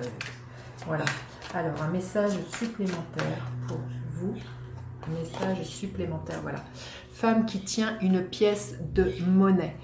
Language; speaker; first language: French; native; French